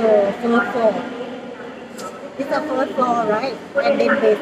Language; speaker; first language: English; non-native, learner; Thai